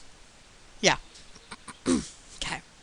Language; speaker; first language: English; native; English